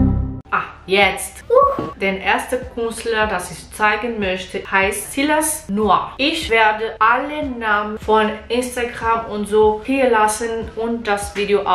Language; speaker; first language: German; non-native, learner; Portuguese